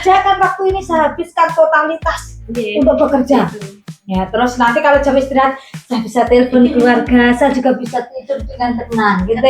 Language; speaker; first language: Indonesian; non-native, local second language; Javanese